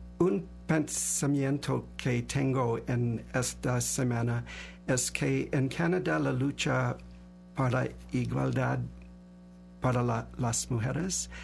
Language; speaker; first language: Spanish; non-native, learner; English